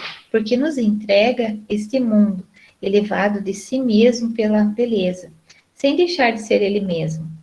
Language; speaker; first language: Portuguese; native; Portuguese